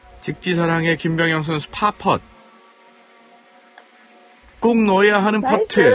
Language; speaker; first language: Korean; native; Korean